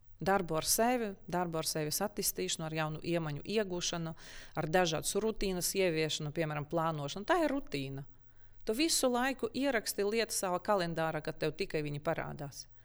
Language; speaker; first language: Latvian; non-native, local second language; Russian